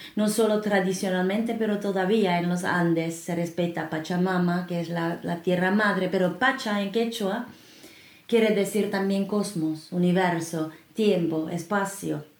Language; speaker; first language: Spanish; non-native, fluent; Finnish